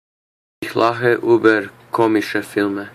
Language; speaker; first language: German; non-native, learner; English